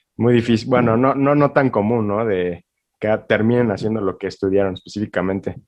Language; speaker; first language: Spanish; native; Spanish